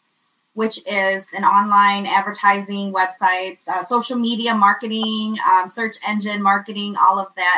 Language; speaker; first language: English; native; English